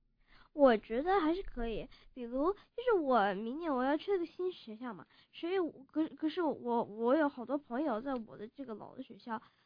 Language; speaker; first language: Chinese; early bilingual, heritage; Chinese